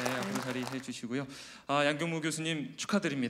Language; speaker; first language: Korean; native; Korean